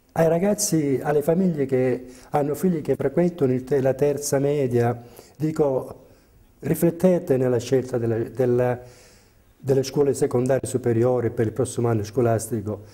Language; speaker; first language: Italian; native; Italian